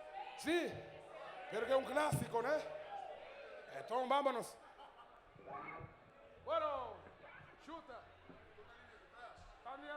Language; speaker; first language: Spanish; non-native, learner; Portuguese